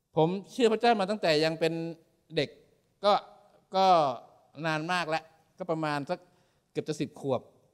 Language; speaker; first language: Thai; native; Thai